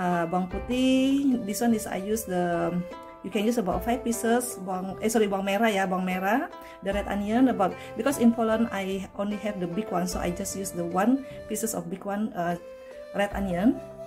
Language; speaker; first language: English; non-native, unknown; Indonesian